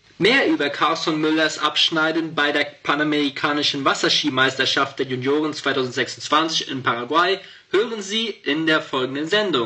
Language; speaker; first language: German; native; German